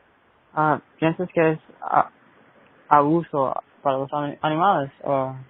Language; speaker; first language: Spanish; early bilingual, heritage; Spanish